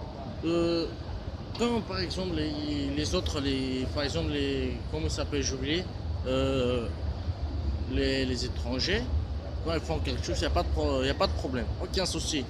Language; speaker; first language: French; non-native, fluent; Bulgarian